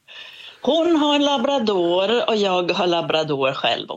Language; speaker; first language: Swedish; native; Swedish